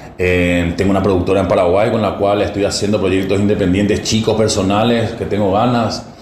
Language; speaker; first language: Spanish; native; Spanish